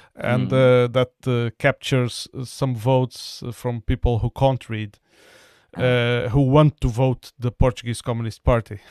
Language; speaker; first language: English; non-native, fluent; Portuguese